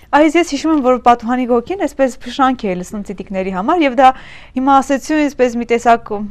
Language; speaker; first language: Armenian; native; Armenian